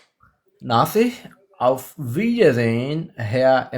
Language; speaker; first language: German; non-native, learner; Pashto